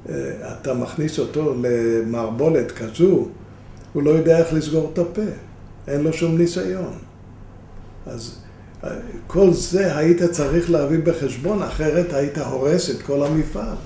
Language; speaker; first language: Hebrew; non-native, fluent; Spanish